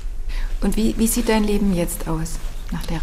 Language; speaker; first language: German; native; German